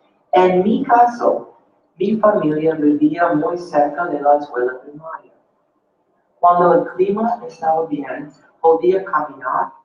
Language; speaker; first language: Spanish; non-native, fluent; English